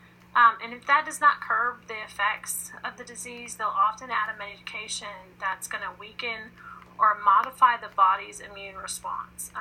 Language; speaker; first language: English; native; English